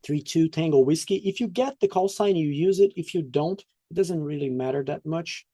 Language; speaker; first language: English; non-native, fluent; Portuguese